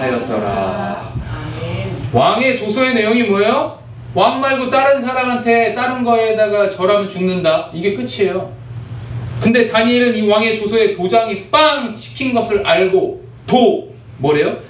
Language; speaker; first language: Korean; native; Korean